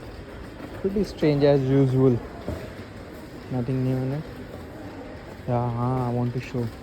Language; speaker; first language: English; non-native, local second language; Hindi